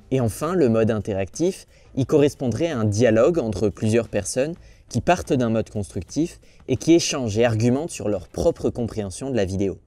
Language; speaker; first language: French; native; French